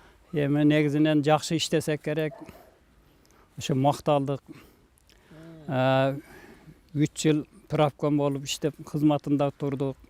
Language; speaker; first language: Kyrgyz; native; Kyrgyz